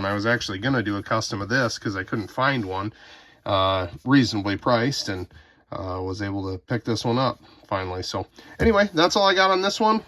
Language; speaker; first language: English; native; English